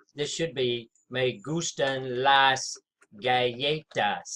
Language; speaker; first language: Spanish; non-native, fluent; English